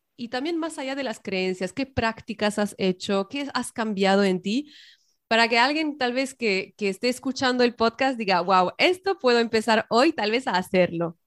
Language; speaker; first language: Spanish; native; Spanish